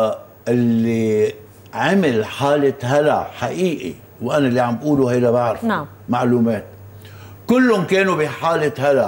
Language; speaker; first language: Arabic; native; Arabic